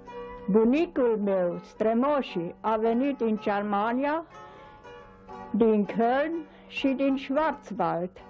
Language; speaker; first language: Romanian; non-native, local second language; German